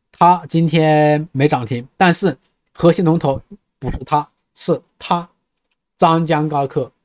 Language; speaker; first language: Chinese; native; Chinese